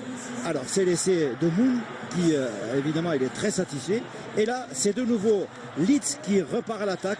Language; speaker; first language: French; native; French